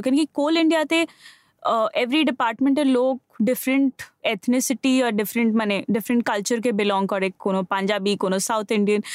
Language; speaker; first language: Bangla; early bilingual, heritage; Bangla